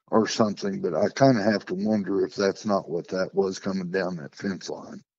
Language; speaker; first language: English; native; English